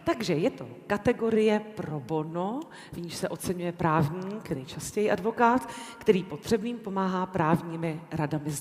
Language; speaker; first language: Czech; native; Czech